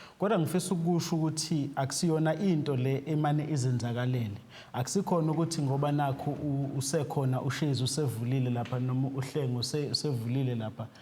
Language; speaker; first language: Zulu; native; Zulu